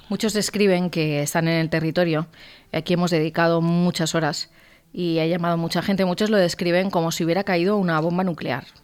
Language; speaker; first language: Spanish; native; Spanish